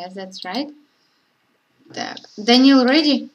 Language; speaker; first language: English; non-native, learner; Russian